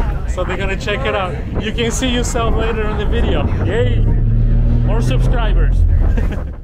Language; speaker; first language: English; non-native, fluent; Polish